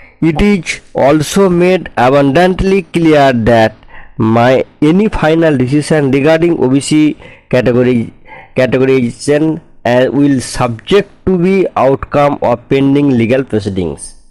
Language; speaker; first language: English; non-native, local second language; Bangla